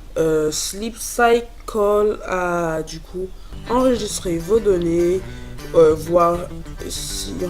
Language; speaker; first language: French; native; French